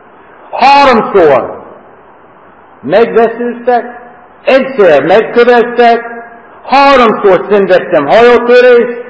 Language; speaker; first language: Hungarian; non-native, fluent; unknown